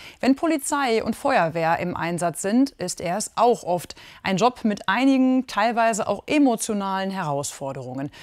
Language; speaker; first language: German; native; German